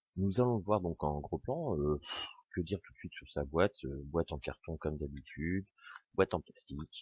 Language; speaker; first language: French; native; French